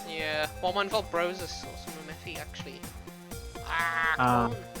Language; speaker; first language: Welsh; non-native, local second language; English